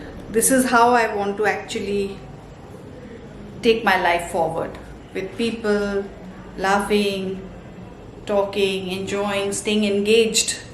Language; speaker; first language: English; non-native, local second language; Bangla